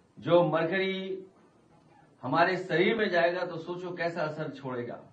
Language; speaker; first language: Hindi; native; Hindi